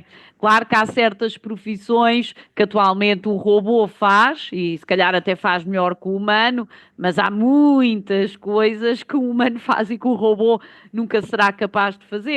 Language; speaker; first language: Portuguese; native; Portuguese